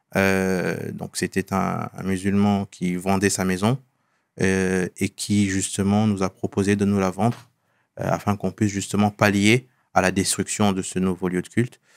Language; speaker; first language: French; non-native, local second language; Wolof